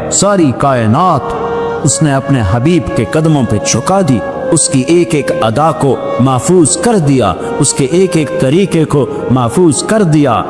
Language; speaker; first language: Urdu; non-native, local second language; Punjabi